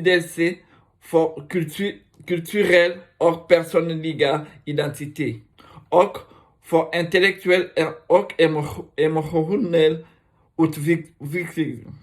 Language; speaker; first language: Swedish; non-native, learner; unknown